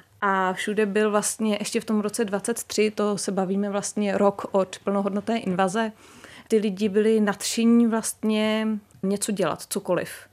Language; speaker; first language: Czech; native; Czech